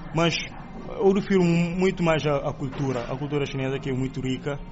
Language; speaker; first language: Portuguese; non-native, local second language; Kabuverdianu